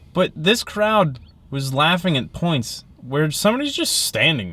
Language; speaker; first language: English; native; English